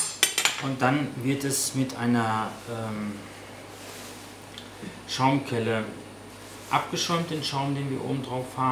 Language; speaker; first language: German; native; German